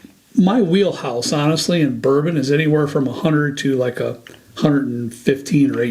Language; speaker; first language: English; native; English